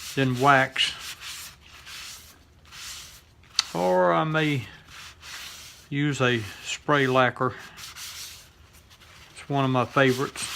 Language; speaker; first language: English; native; English